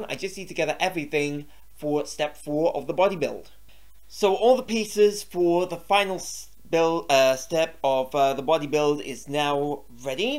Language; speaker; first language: English; native; English